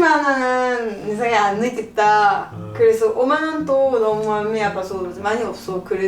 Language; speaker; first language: Korean; non-native, learner; French